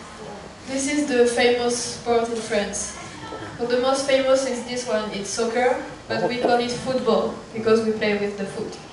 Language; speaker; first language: English; non-native, fluent; French